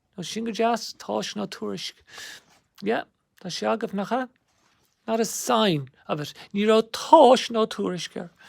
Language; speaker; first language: Irish; native; Irish